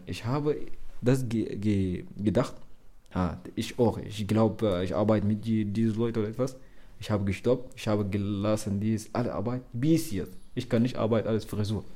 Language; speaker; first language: German; non-native, learner; Arabic